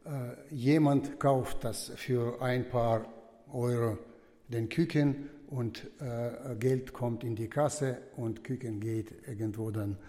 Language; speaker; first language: German; non-native, fluent; Russian